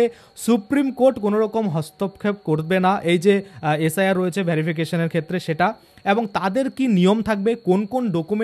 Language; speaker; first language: Bangla; native; Bangla